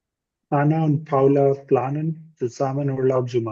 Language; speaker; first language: German; non-native, learner; Urdu